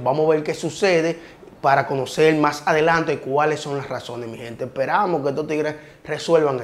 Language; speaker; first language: Spanish; native; Spanish